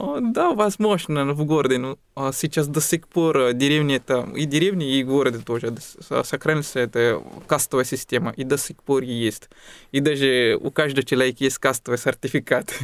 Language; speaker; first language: Russian; non-native, fluent; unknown